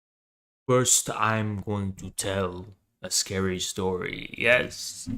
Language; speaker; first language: English; native; English